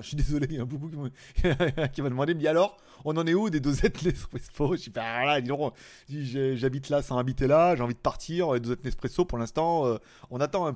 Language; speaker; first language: French; native; French